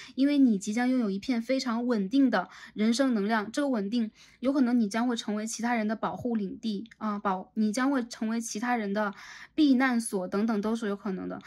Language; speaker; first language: Chinese; native; Chinese